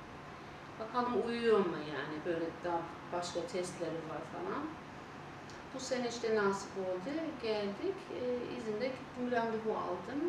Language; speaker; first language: Turkish; non-native, fluent; German